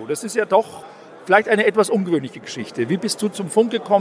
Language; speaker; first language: German; native; German